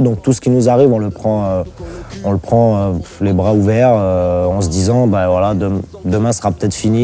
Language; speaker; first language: French; native; French